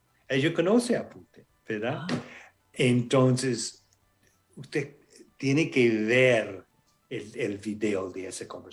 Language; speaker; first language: Spanish; non-native, fluent; English